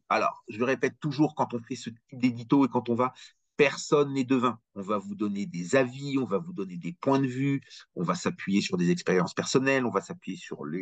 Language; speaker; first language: French; native; French